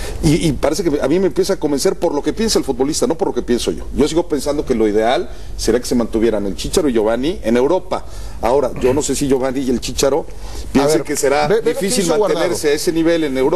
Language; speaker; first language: Spanish; native; Spanish